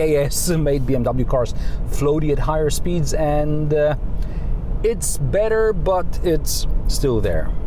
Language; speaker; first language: English; non-native, fluent; Polish